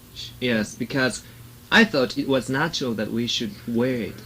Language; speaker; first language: English; non-native, learner; Japanese